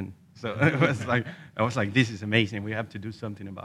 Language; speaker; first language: English; non-native, fluent; Spanish